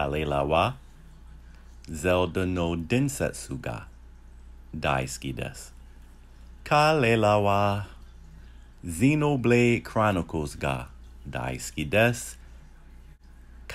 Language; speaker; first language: Japanese; non-native, learner; English